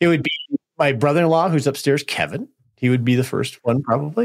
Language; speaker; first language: English; native; English